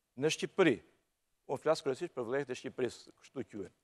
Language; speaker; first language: Albanian; native; Albanian